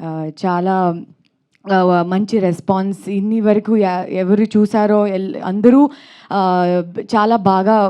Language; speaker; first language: Telugu; non-native, learner; Kannada